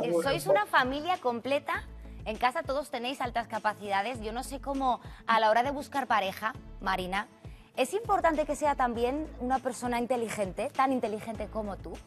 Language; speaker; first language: Spanish; native; Spanish